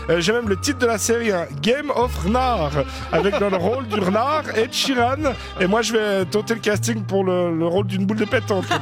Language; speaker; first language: French; native; French